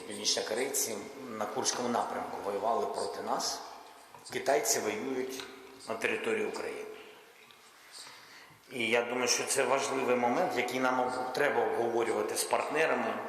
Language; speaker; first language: Ukrainian; non-native, local second language; Russian